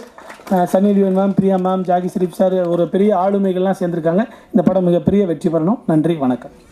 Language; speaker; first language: Tamil; native; Tamil